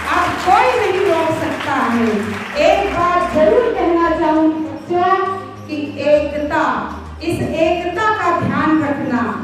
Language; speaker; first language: Hindi; native; Hindi